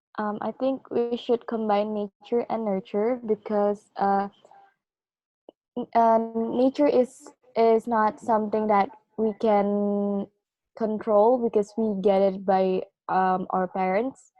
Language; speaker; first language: English; non-native, learner; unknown